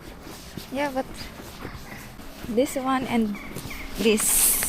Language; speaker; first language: English; non-native, local second language; Filipino